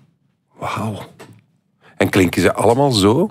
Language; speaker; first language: Dutch; native; Dutch